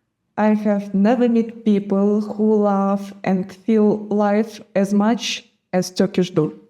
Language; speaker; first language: English; non-native, fluent; Gagauz